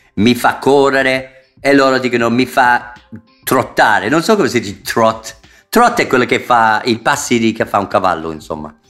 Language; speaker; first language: Italian; non-native, fluent; English